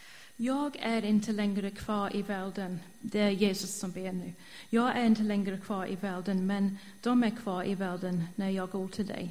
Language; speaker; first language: Swedish; non-native, fluent; English